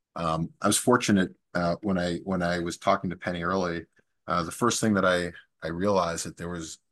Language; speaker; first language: English; native; English